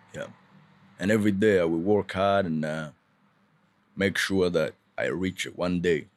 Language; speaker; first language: English; non-native, local second language; Kinyarwanda